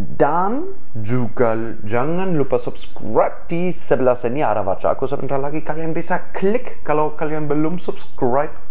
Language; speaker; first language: Indonesian; non-native, fluent; German